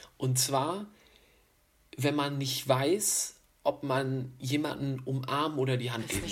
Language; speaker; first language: German; native; German